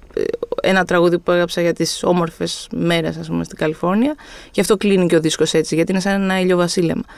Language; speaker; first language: Greek; native; Greek